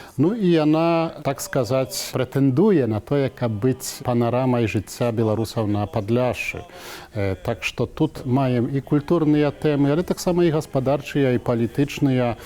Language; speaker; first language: Belarusian; native; Belarusian